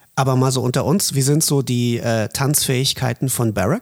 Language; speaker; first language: German; native; German